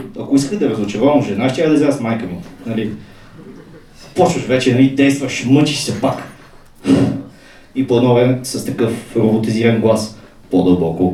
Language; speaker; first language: Bulgarian; native; Bulgarian